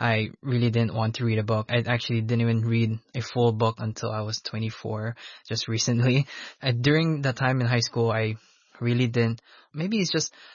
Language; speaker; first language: English; non-native, local second language; Filipino